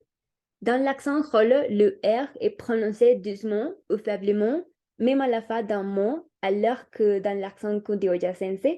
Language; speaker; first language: French; non-native, learner; Spanish